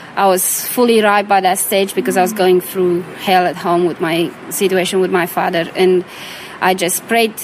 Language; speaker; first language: English; non-native, fluent; Romanian